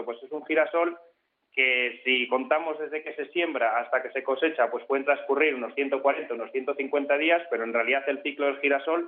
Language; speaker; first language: Spanish; native; Spanish